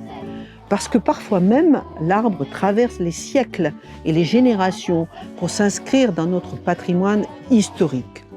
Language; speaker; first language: French; native; French